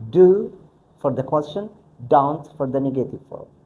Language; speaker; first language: English; non-native, local second language; Amharic